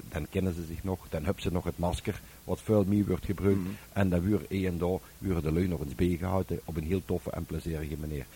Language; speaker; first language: Dutch; native; Dutch